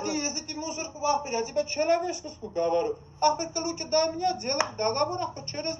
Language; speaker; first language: Russian; non-native, learner; Tajik